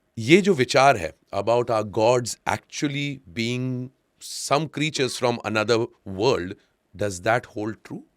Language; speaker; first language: Hindi; native; Hindi